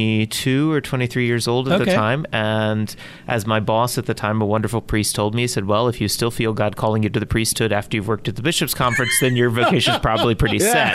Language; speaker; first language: English; native; English